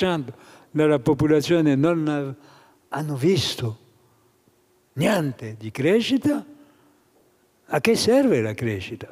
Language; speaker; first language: Italian; non-native, fluent; French